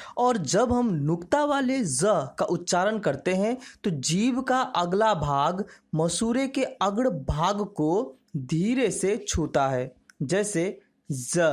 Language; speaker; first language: Hindi; native; Hindi